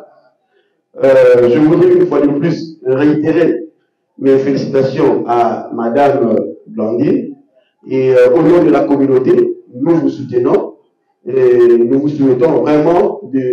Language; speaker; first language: French; non-native, local second language; Lingala